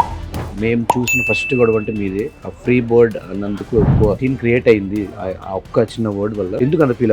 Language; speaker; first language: Telugu; native; Telugu